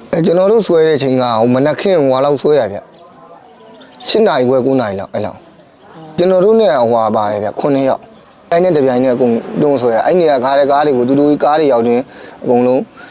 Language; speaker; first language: Burmese; native; Burmese